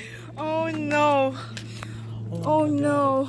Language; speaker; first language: French; non-native, learner; English